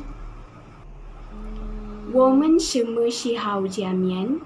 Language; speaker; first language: Chinese; non-native, learner; Malay